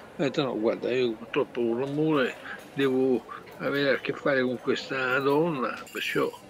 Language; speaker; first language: Italian; native; Italian